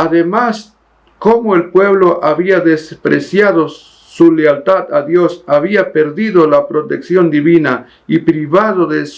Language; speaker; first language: Spanish; native; Spanish